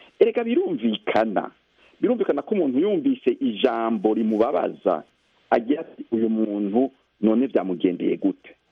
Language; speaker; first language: Rundi; native; Rundi